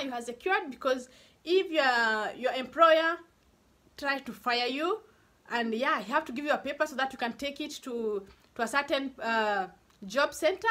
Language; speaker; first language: English; non-native, local second language; Kikuyu